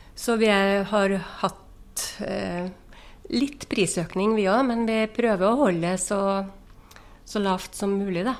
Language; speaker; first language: Norwegian; native; Norwegian